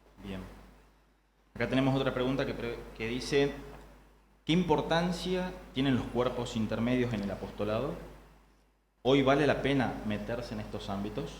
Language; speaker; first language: Spanish; native; Spanish